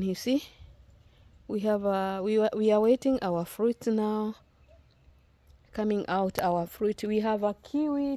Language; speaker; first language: English; non-native, learner; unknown